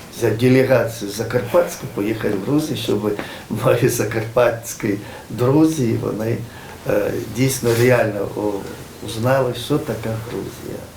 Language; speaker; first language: Ukrainian; non-native, fluent; Georgian